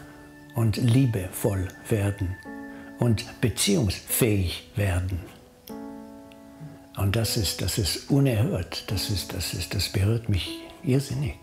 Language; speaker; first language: German; non-native, fluent; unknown